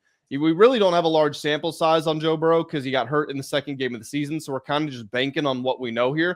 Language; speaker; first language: English; native; English